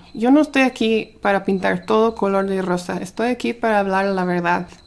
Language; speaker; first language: Spanish; early bilingual, heritage; Spanish